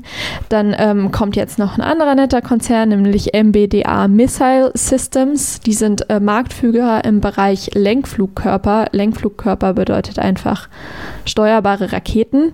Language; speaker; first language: German; native; German